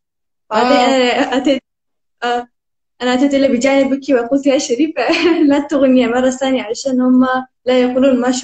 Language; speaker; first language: Arabic; non-native, learner; Turkish